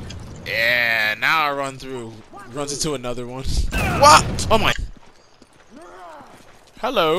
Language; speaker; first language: English; native; English